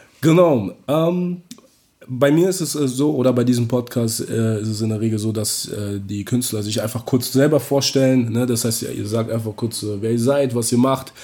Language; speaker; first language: German; native; German